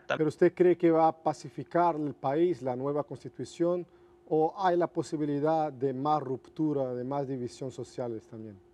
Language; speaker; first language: Spanish; non-native, fluent; Portuguese